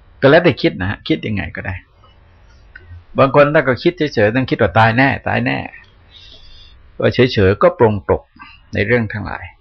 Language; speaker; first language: Thai; native; Thai